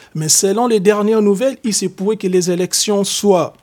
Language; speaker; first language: French; non-native, local second language; Lingala